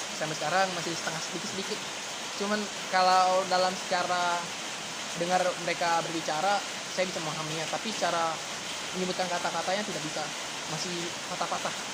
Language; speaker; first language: Indonesian; native; Indonesian